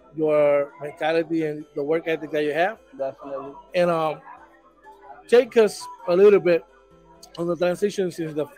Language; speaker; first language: English; non-native, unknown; Spanish